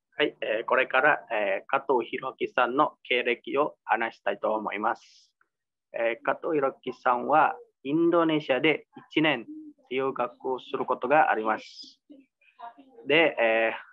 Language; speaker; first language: Japanese; non-native, learner; Indonesian